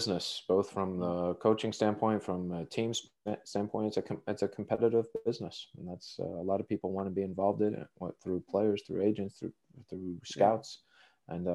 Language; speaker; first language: English; native; English